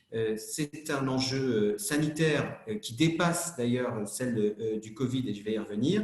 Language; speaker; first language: French; native; French